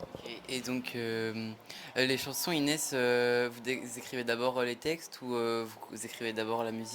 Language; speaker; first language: French; native; French